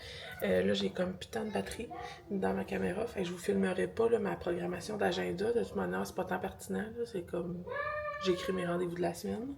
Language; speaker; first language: French; native; French